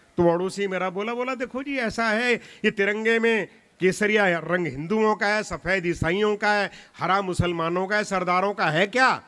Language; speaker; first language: Hindi; non-native, local second language; Punjabi